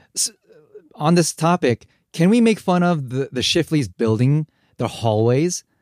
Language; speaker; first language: English; early bilingual, other home language; Korean